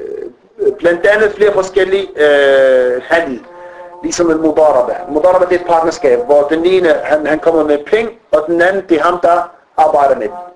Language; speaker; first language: Danish; non-native, fluent; Arabic